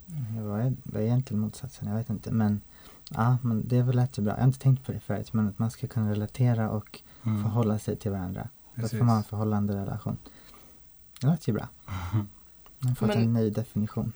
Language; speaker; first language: Swedish; native; Swedish